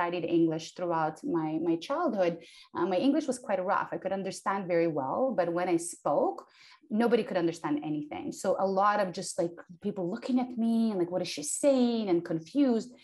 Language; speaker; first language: English; non-native, fluent; Ukrainian